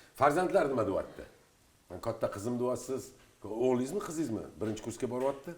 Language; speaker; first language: Uzbek; native; Uzbek